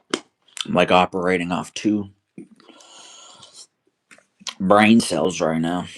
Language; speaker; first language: English; native; English